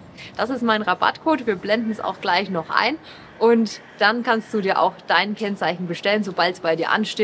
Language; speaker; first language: German; native; German